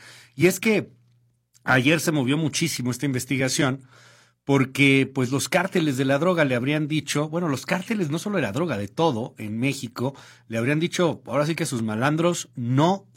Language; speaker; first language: Spanish; native; Spanish